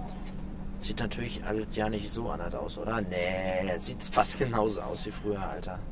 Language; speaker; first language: German; native; German